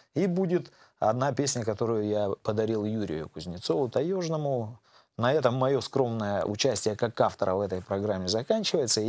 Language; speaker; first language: Russian; native; Russian